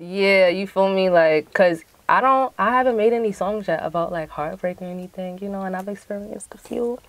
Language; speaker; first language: English; native; English